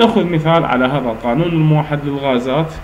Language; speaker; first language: Arabic; native; Arabic